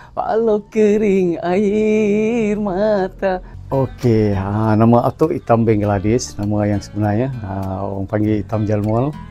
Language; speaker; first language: Malay; non-native, local second language; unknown